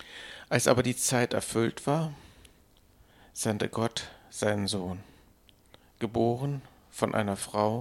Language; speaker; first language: German; native; German